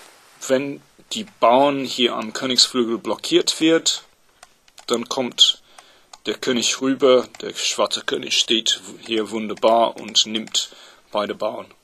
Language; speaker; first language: German; non-native, fluent; English